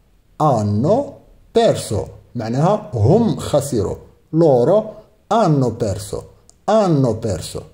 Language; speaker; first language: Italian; non-native, fluent; Arabic